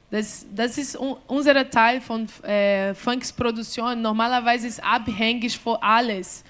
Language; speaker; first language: German; non-native, learner; Portuguese